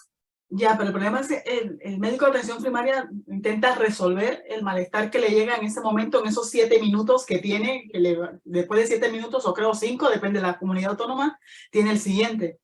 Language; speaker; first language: Spanish; native; Spanish